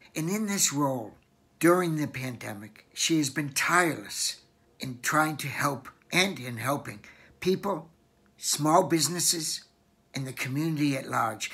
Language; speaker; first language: English; native; English